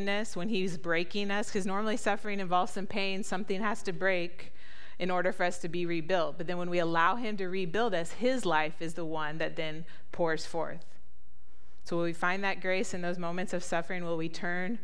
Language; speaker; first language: English; native; English